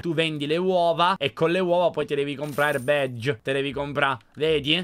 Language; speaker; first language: Italian; native; Italian